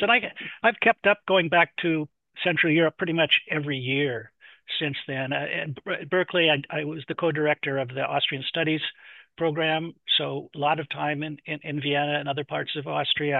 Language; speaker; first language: English; native; English